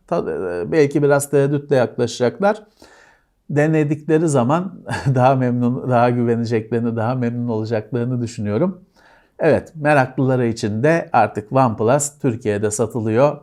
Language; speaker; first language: Turkish; native; Turkish